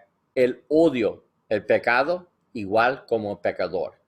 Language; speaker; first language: Spanish; non-native, learner; English